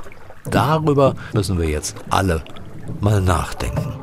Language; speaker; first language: German; native; German